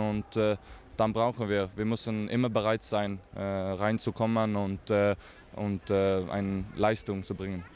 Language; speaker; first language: German; non-native, learner; Swedish